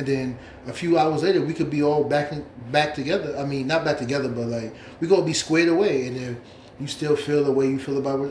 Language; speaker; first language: English; native; English